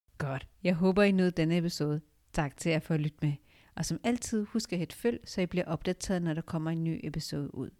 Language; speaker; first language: Danish; early bilingual, other home language; Urdu